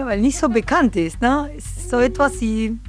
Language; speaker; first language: German; non-native, learner; Spanish